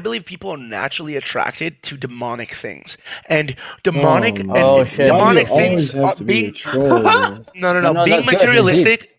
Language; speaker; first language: English; native; English